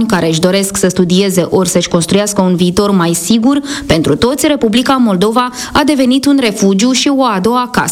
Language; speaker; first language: Romanian; native; Romanian